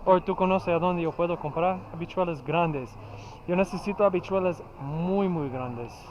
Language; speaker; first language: Spanish; non-native, learner; English